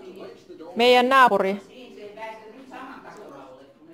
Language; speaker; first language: Finnish; non-native, learner; Thai